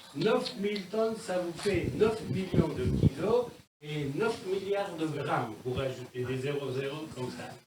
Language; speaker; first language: French; non-native, fluent; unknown